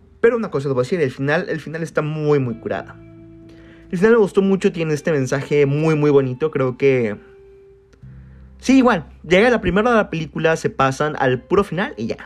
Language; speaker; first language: Spanish; native; Spanish